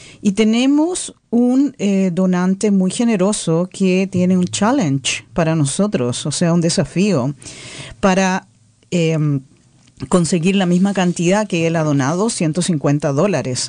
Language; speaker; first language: Spanish; early bilingual, heritage; Spanish